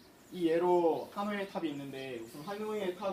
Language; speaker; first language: Korean; native; Korean